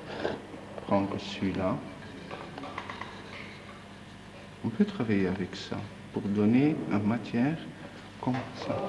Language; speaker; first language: French; non-native, fluent; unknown